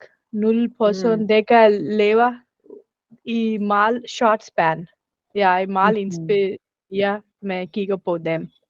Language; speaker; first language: Danish; non-native, learner; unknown